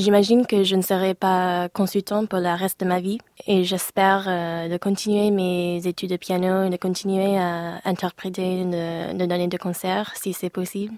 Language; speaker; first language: French; non-native, fluent; English